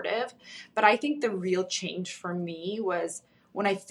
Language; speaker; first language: English; early bilingual, other home language; Russian